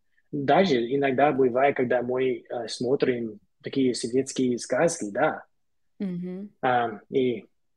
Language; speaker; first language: Russian; non-native, learner; English